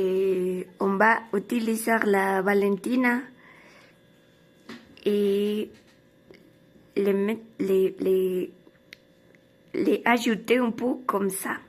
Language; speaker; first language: French; non-native, learner; Spanish